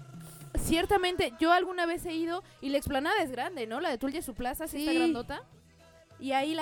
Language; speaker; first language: Spanish; native; Spanish